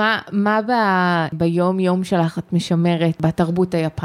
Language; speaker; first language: Hebrew; native; Hebrew